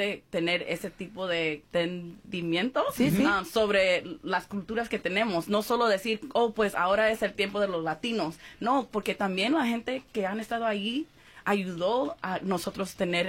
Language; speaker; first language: Spanish; early bilingual, heritage; Spanish